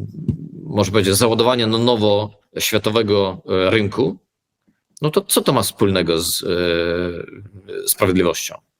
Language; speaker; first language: Polish; early bilingual, heritage; Polish